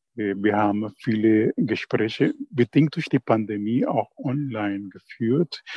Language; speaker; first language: German; non-native, fluent; Spanish